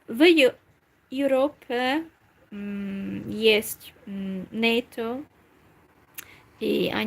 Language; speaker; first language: Russian; non-native, learner; Hungarian